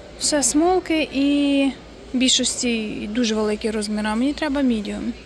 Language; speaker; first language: Ukrainian; native; Ukrainian